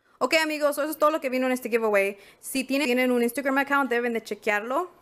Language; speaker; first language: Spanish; early bilingual, heritage; Spanish